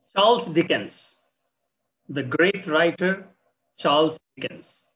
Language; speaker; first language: English; non-native, local second language; Hindi